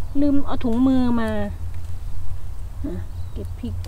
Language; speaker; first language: Thai; non-native, local second language; Northeastern Thai